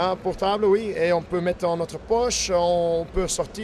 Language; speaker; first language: French; non-native, fluent; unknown